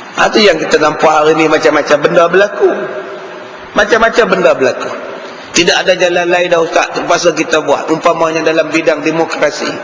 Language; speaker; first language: Malay; native; Malay